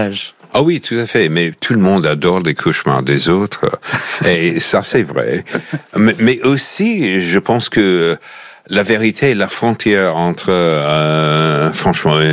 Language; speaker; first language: French; non-native, fluent; English